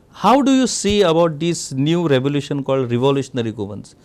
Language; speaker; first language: English; non-native, local second language; Marathi